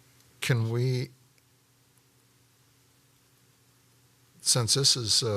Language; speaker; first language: English; native; English